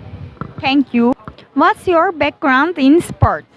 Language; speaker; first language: English; non-native, learner; Turkish